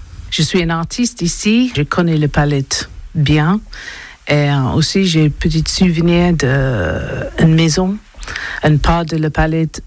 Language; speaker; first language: French; non-native, learner; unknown